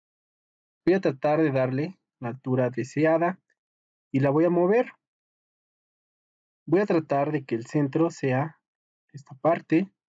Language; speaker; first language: Spanish; native; Spanish